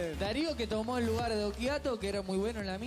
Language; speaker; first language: Spanish; native; Spanish